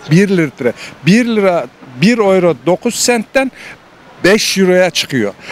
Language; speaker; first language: Turkish; native; Turkish